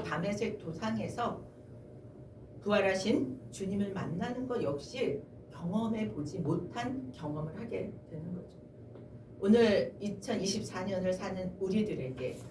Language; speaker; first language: Korean; native; Korean